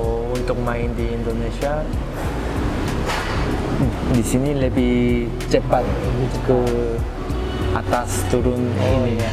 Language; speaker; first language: Indonesian; non-native, fluent; Korean